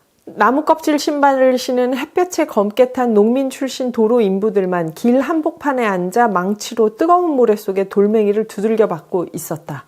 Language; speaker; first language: Korean; native; Korean